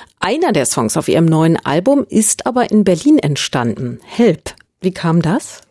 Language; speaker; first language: German; native; German